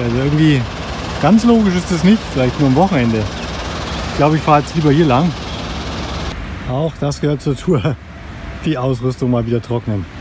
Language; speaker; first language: German; native; German